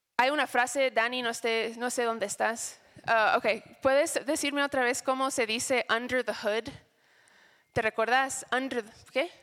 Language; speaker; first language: Spanish; non-native, fluent; English